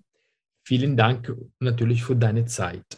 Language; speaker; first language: German; non-native, fluent; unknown